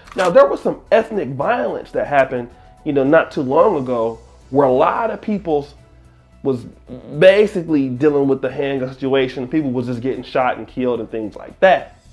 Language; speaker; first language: English; native; English